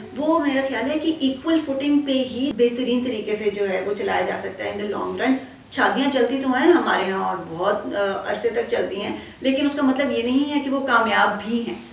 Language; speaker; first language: Urdu; native; Urdu